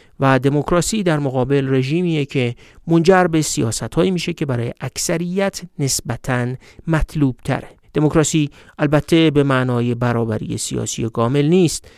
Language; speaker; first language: Persian; native; Persian